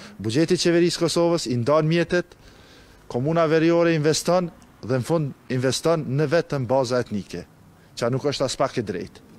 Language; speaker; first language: Albanian; native; Albanian